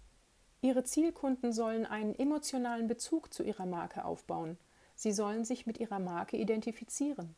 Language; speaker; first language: German; native; German